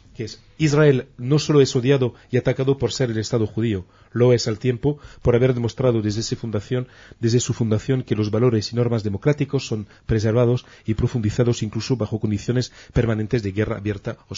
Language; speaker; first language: Spanish; non-native, fluent; French